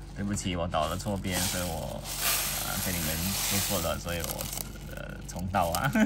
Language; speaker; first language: Chinese; non-native, local second language; English